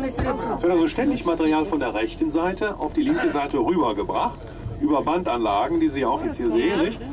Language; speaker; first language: German; native; German